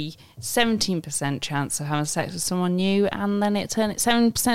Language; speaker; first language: English; native; English